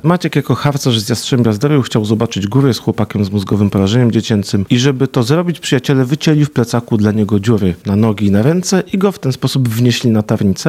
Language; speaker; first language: Polish; native; Polish